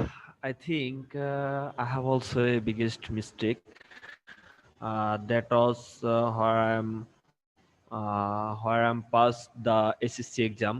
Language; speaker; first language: English; non-native, learner; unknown